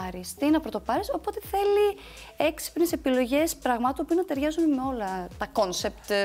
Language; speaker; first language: Greek; native; Greek